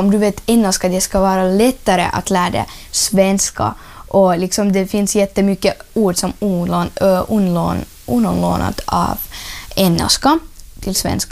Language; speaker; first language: Swedish; non-native, learner; Ukrainian